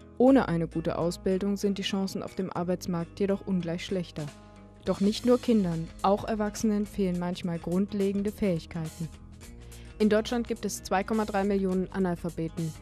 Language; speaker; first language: German; native; German